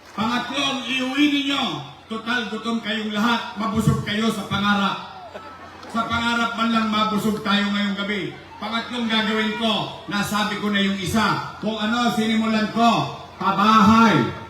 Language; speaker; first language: Filipino; native; Filipino